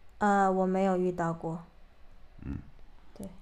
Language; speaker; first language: Chinese; native; Chinese